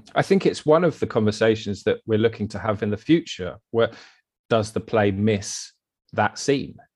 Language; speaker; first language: English; native; English